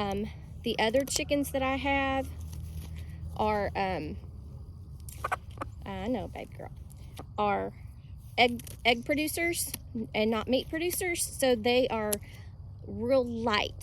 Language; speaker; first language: English; native; English